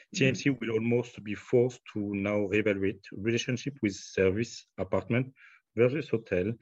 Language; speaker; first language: English; non-native, fluent; French